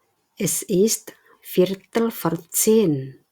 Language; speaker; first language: German; non-native, fluent; Indonesian